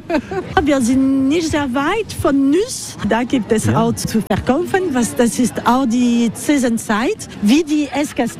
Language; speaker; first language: German; non-native, learner; French